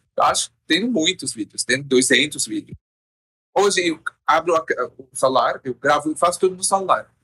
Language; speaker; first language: Portuguese; non-native, fluent; Arabic